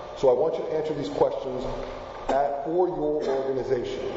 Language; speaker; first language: English; non-native, fluent; Spanish